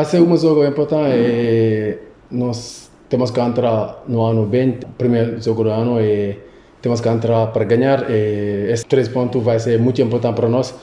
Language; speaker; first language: Portuguese; non-native, local second language; Wolof